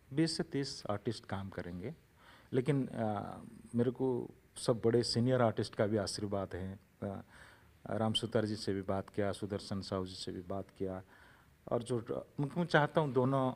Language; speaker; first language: Hindi; non-native, local second language; Odia